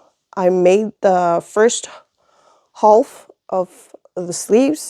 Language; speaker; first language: English; non-native, fluent; French